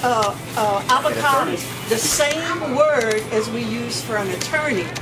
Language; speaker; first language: English; early bilingual, other home language; French